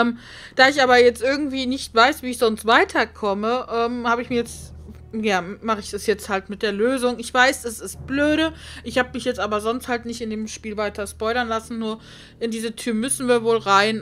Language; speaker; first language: German; native; German